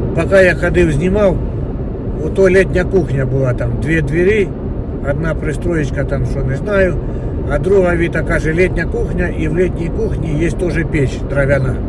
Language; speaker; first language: Ukrainian; non-native, local second language; Russian